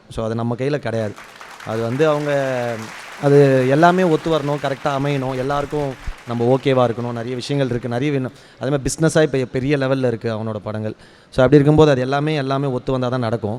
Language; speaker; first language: Tamil; native; Tamil